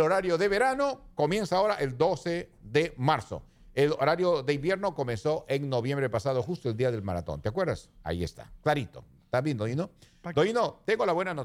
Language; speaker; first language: Spanish; native; Spanish